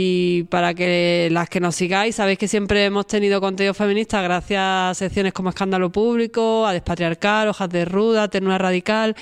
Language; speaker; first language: Spanish; native; Spanish